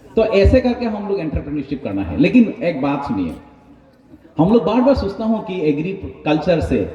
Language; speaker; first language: Hindi; non-native, local second language; Bangla